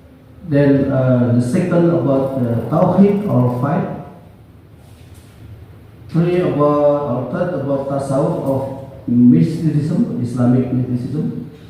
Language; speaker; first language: English; non-native, learner; Indonesian